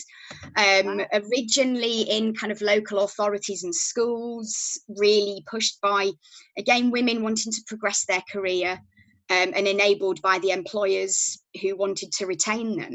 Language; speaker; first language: English; native; English